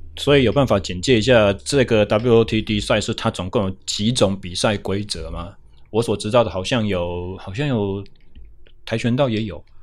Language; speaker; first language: Chinese; native; Chinese